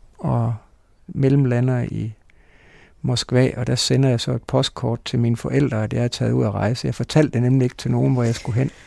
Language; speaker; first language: Danish; native; Danish